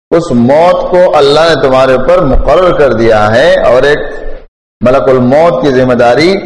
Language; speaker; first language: Urdu; non-native, local second language; Pashto